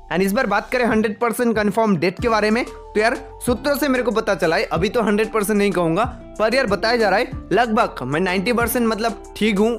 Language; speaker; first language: Hindi; non-native, local second language; Bangla